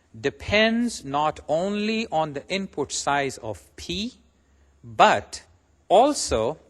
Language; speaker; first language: English; non-native, local second language; Urdu